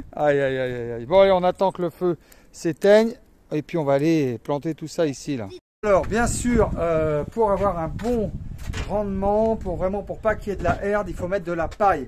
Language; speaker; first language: French; native; French